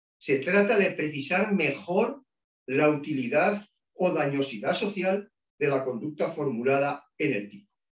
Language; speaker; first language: Spanish; native; Spanish